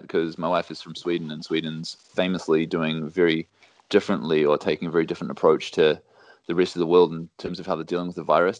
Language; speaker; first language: English; native; English